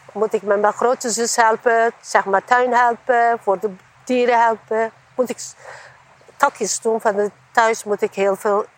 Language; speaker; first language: Dutch; non-native, learner; Turkish